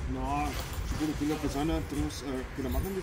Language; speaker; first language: Indonesian; non-native, learner; German